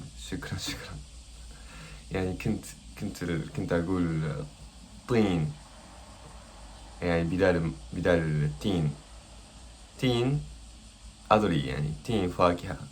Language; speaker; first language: Arabic; non-native, learner; Japanese